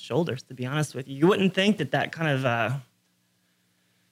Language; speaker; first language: English; native; English